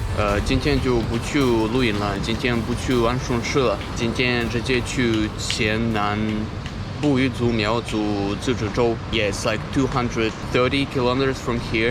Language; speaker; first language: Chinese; non-native, fluent; Russian